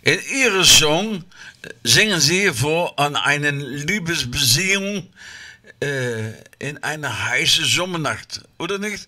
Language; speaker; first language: German; non-native, learner; Dutch